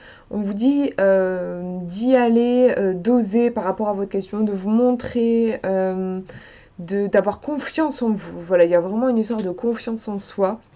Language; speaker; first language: French; native; French